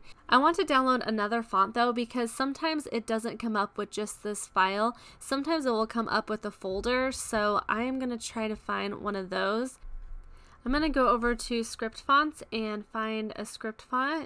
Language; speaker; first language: English; native; English